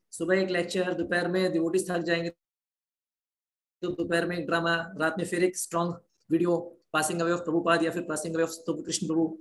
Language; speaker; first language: Hindi; native; Hindi